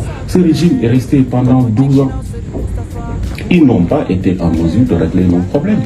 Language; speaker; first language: French; non-native, local second language; Wolof